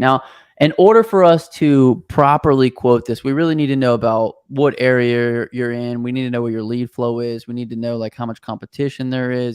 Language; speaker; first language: English; native; English